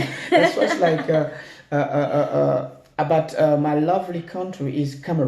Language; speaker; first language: English; non-native, learner; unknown